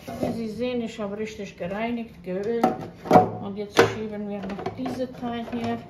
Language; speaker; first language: German; non-native, fluent; Croatian